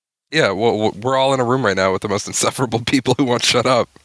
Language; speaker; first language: English; native; English